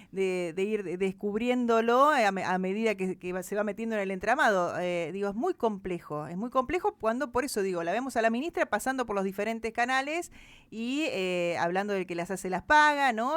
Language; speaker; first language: Spanish; native; Spanish